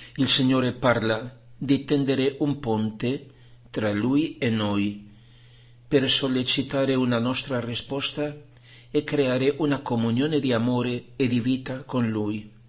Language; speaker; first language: Italian; non-native, fluent; Spanish